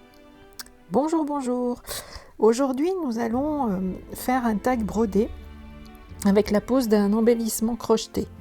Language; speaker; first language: French; native; French